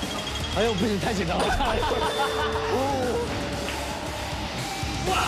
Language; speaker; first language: Chinese; native; Chinese